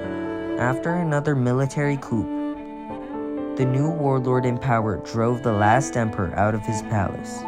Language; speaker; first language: English; non-native, fluent; Chinese